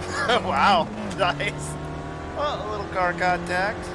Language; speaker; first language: English; native; English